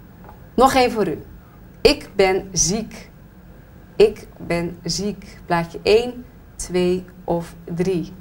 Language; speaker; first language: Dutch; native; Dutch